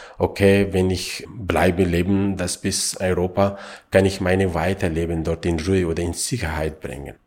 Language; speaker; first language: German; non-native, learner; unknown